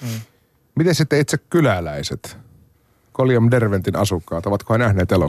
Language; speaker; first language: Finnish; native; Finnish